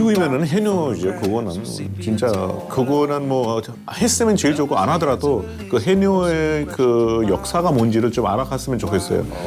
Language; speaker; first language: Korean; non-native, fluent; Hindi